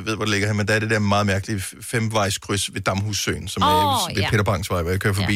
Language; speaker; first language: Danish; native; Danish